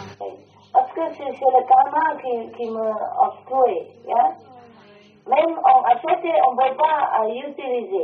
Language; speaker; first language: French; non-native, learner; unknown